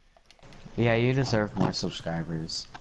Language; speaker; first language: English; native; English